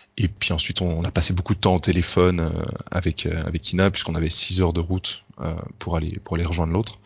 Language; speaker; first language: French; native; French